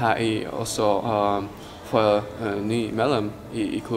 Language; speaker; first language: Danish; non-native, learner; Slovak